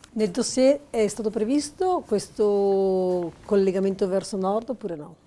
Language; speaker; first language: Italian; native; Italian